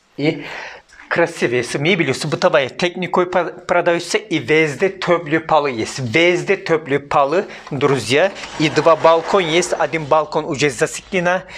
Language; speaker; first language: Russian; non-native, learner; Turkish